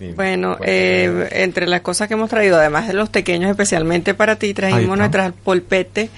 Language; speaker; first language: Spanish; native; Spanish